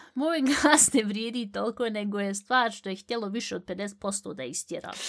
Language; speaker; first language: Bosnian; early bilingual, heritage; Bosnian